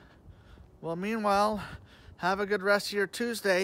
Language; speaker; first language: English; native; English